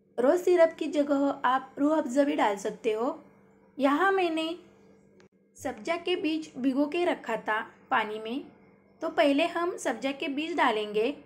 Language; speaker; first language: Hindi; non-native, local second language; Marathi